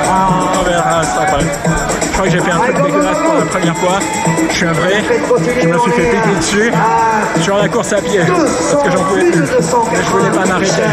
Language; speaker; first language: French; native; French